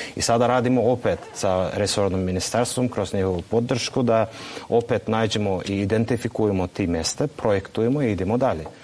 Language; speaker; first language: Serbian; non-native, fluent; Russian